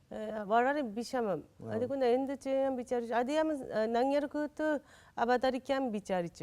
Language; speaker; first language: Malayalam; non-native, learner; Japanese